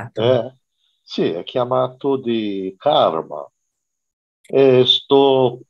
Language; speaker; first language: Italian; non-native, fluent; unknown